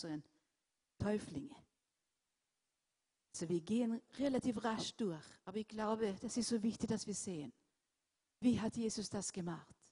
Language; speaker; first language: German; non-native, fluent; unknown